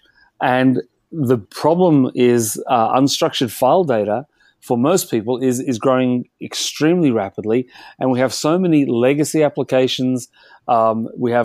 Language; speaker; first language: English; native; English